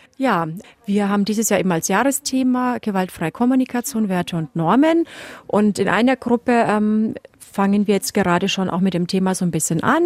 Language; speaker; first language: German; native; German